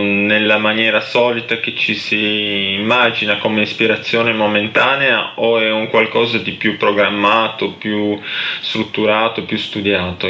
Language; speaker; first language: Italian; native; Italian